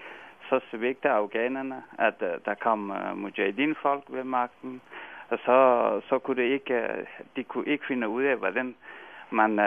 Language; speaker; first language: Danish; non-native, fluent; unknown